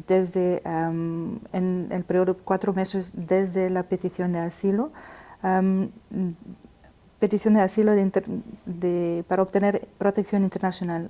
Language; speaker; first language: Spanish; non-native, fluent; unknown